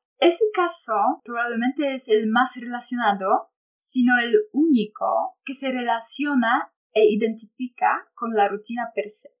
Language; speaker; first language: Spanish; non-native, fluent; Polish